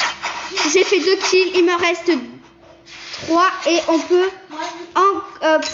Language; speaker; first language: French; native; French